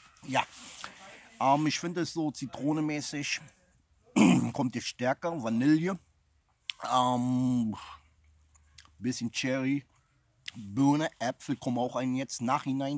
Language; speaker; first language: German; non-native, fluent; English